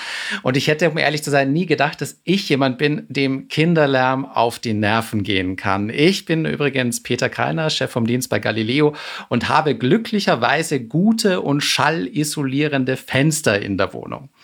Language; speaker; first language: German; native; German